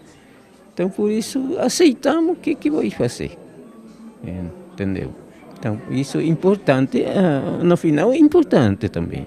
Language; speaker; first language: Portuguese; non-native, local second language; Guarani